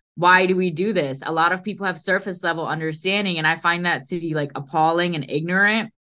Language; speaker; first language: English; early bilingual, other home language; Hindi